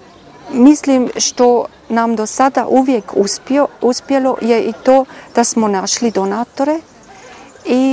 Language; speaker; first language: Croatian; non-native, fluent; German